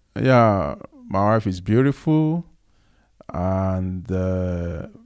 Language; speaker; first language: English; non-native, local second language; Yoruba